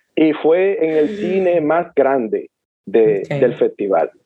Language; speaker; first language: Spanish; native; Spanish